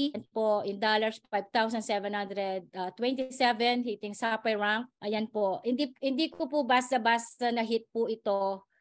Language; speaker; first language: Filipino; native; Filipino